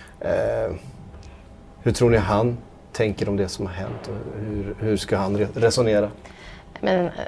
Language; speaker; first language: Swedish; native; Swedish